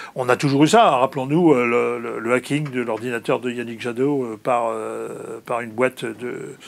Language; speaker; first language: French; native; French